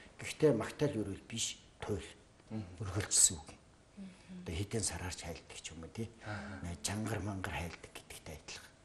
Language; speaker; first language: Mongolian; native; Mongolian